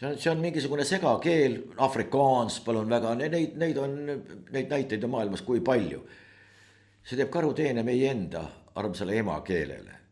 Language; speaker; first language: Estonian; native; Estonian